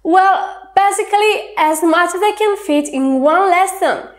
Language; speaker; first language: English; non-native, fluent; Italian